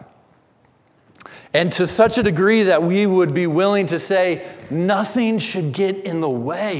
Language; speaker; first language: English; native; English